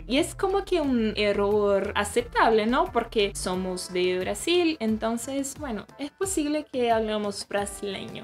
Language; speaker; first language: Spanish; non-native, fluent; Portuguese